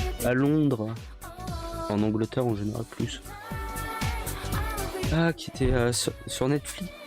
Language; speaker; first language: French; native; French